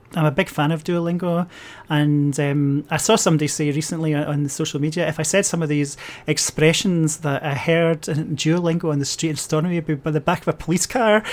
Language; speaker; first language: English; native; English